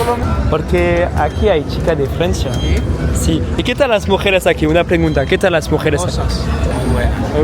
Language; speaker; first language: Spanish; non-native, learner; French